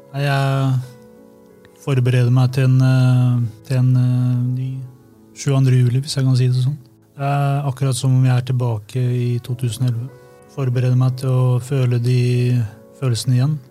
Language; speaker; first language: Norwegian; early bilingual, other home language; Albanian